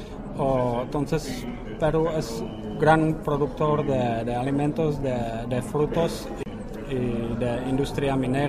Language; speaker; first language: Spanish; non-native, fluent; Czech